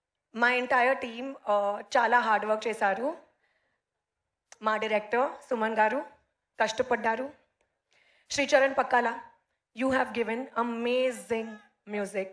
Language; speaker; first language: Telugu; non-native, learner; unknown